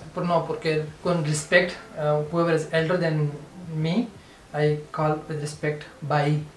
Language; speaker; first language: English; non-native, local second language; Urdu